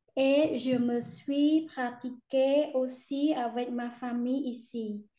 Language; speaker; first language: French; non-native, learner; Khmer